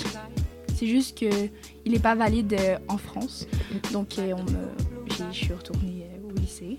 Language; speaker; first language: French; native; French